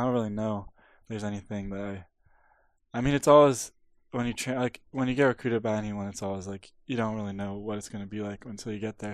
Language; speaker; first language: English; native; English